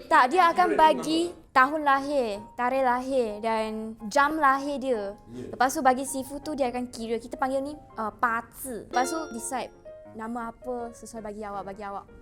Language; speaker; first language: Malay; non-native, local second language; Chinese